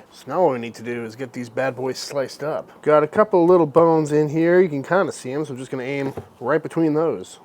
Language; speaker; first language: English; native; English